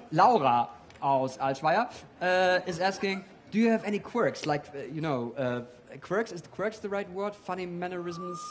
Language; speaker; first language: English; non-native, fluent; German